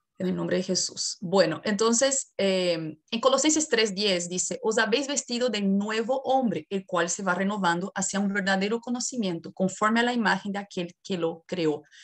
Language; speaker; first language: Spanish; non-native, fluent; Portuguese